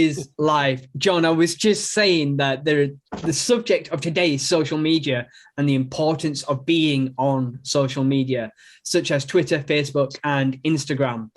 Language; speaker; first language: English; native; English